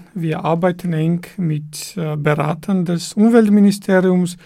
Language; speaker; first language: German; non-native, fluent; Armenian